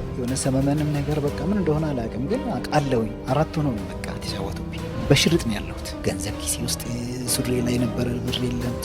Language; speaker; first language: Amharic; non-native, local second language; Oromo